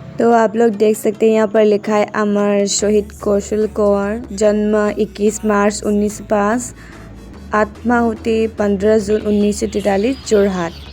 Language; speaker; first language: Hindi; non-native, local second language; Assamese